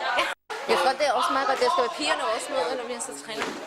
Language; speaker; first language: Danish; non-native, learner; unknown